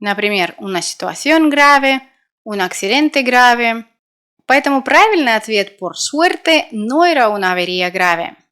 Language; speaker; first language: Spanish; non-native, fluent; Russian